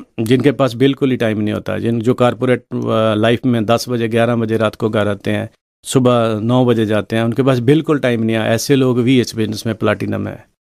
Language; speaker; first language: Hindi; non-native, local second language; Punjabi